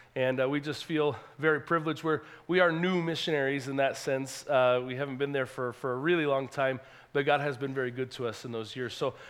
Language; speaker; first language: English; native; English